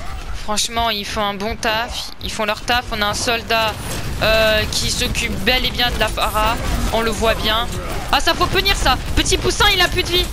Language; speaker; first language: French; native; French